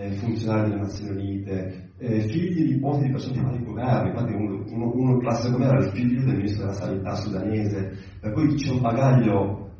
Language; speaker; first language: Italian; early bilingual, other home language; Arabic